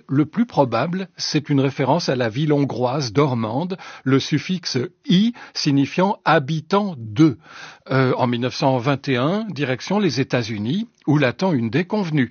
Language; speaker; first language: French; native; French